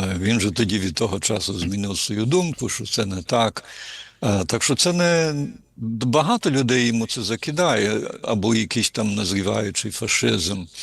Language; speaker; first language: Ukrainian; early bilingual, heritage; Ukrainian